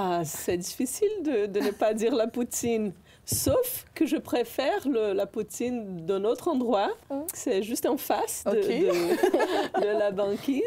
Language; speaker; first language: French; non-native, fluent; Portuguese